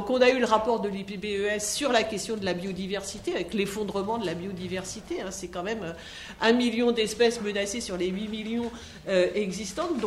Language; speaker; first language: French; native; French